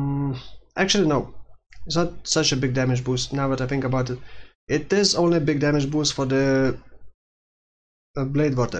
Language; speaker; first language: English; non-native, fluent; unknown